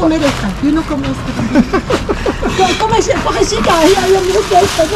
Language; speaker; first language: Spanish; non-native, learner; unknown